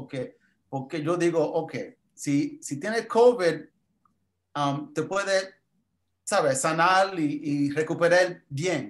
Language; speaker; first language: Spanish; early bilingual, heritage; English